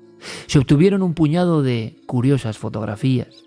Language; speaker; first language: Spanish; native; Spanish